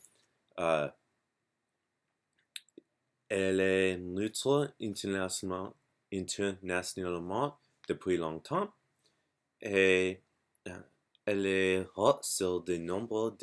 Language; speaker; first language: French; non-native, learner; English